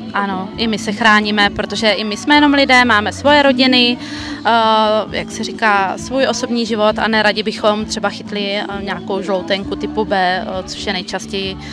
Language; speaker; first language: Czech; native; Czech